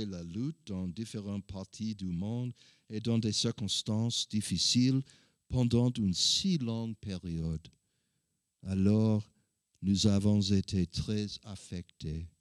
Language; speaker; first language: French; non-native, learner; English